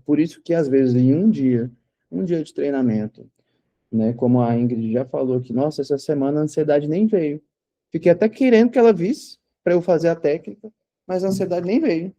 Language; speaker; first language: Portuguese; native; Portuguese